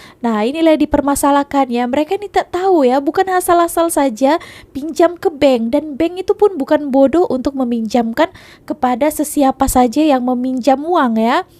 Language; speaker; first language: Indonesian; native; Indonesian